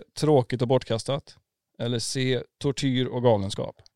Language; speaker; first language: Swedish; native; Swedish